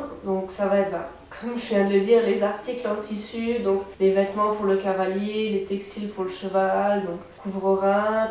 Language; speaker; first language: French; native; French